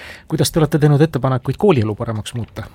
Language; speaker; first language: Estonian; native; Estonian